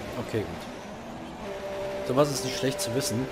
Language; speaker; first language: German; native; German